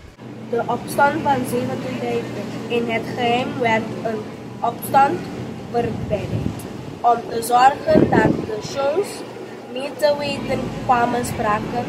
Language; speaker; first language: Dutch; non-native, local second language; Papiamento